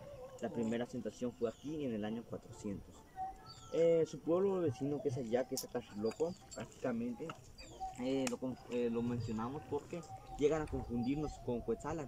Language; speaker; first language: Spanish; native; Spanish